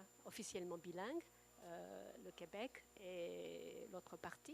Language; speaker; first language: French; non-native, fluent; Japanese